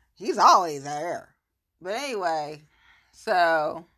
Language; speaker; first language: English; native; English